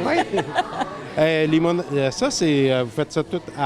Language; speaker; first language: French; native; French